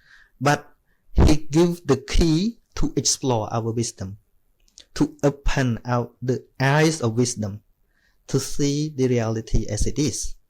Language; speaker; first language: English; non-native, fluent; Khmer